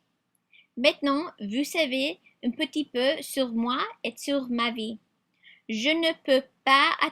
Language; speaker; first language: French; non-native, learner; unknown